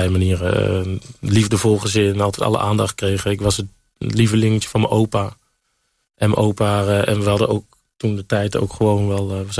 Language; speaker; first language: Dutch; native; Dutch